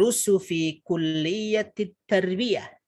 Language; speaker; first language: Arabic; non-native, fluent; Indonesian